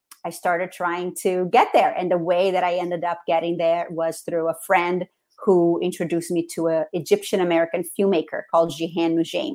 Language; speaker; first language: English; non-native, fluent; Portuguese